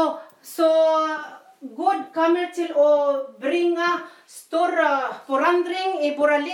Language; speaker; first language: Swedish; non-native, learner; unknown